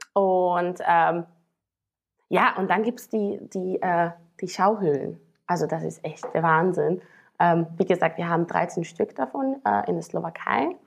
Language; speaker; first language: German; non-native, fluent; Slovak